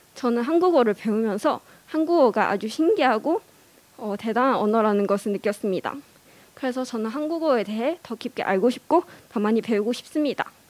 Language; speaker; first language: Korean; non-native, fluent; Cantonese